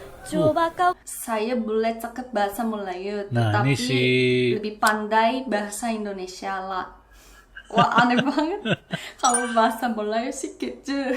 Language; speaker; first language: Indonesian; non-native, fluent; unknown